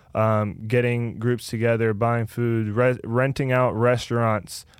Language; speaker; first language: English; early bilingual, other home language; Spanish